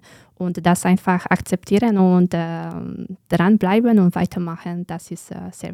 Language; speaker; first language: German; non-native, fluent; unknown